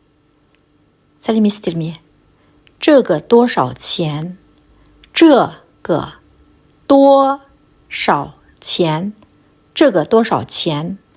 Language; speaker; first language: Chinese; non-native, fluent; Kazakh